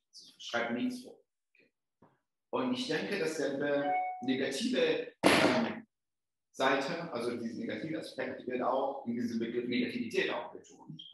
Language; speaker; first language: German; non-native, fluent; Italian